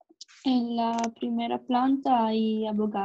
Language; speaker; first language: Spanish; non-native, learner; Italian